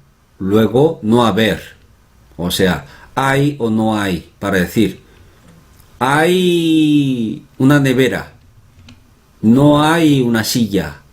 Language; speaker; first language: Spanish; non-native, fluent; Korean